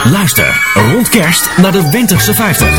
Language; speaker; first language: Dutch; native; Dutch